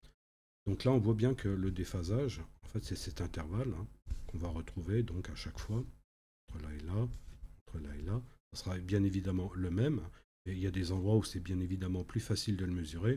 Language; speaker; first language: French; native; French